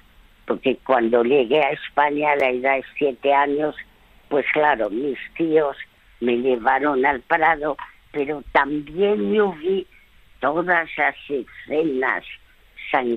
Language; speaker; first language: Spanish; early bilingual, other home language; French